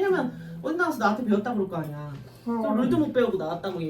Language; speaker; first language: Korean; native; Korean